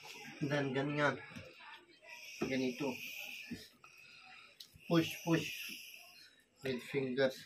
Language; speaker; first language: Filipino; non-native, learner; Urdu